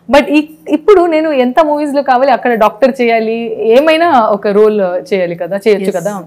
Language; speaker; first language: Telugu; non-native, learner; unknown